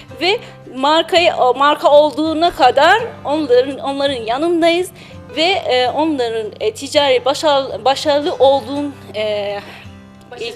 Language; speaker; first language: Turkish; non-native, learner; Persian